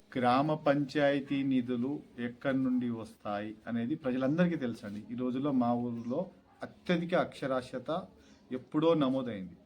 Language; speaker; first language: Telugu; non-native, local second language; Lambadi